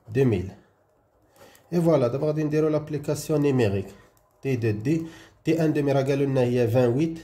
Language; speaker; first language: French; non-native, local second language; Arabic